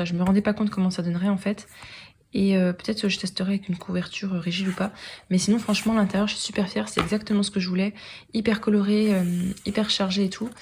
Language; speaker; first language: French; native; French